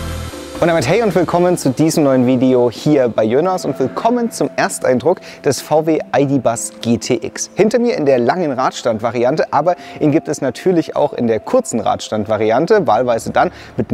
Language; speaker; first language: German; native; German